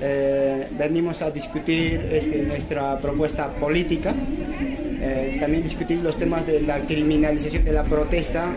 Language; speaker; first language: Spanish; native; Spanish